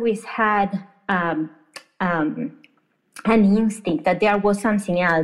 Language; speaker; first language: English; non-native, fluent; Spanish